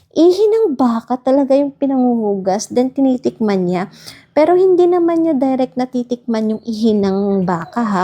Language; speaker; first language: Filipino; native; Filipino